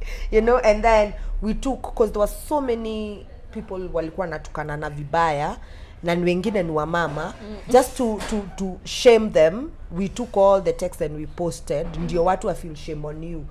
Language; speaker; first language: English; non-native, local second language; Swahili